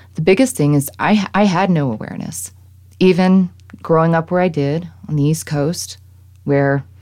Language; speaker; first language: English; native; English